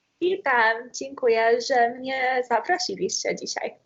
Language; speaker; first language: Polish; early bilingual, heritage; Polish